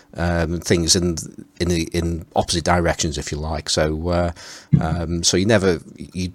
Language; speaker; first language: English; native; English